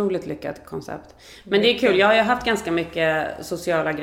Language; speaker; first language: Swedish; native; Swedish